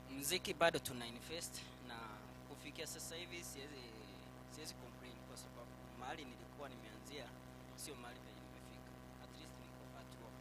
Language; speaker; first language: Swahili; non-native, local second language; Gusii